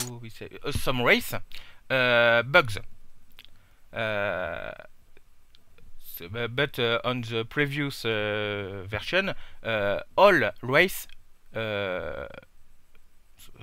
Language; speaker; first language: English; non-native, learner; French